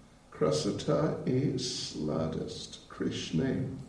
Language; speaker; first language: Russian; non-native, learner; English